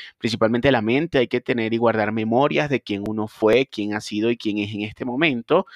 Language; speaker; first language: Spanish; native; Spanish